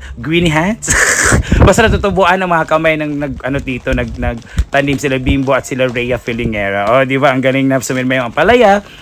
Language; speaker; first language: Filipino; non-native, local second language; Cebuano